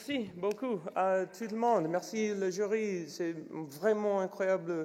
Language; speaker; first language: French; non-native, learner; English